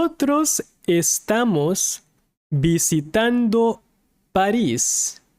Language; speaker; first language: Spanish; non-native, fluent; English